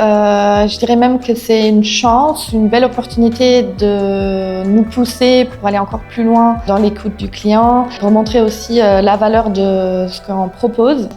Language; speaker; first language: French; non-native, fluent; German